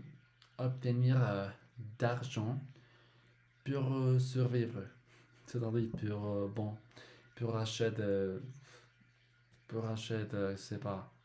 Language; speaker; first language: French; non-native, learner; Spanish